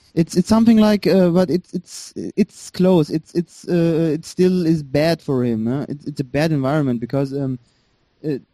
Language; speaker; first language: English; non-native, fluent; German